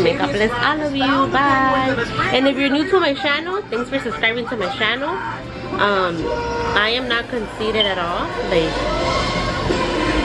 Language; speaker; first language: English; early bilingual, other home language; Spanish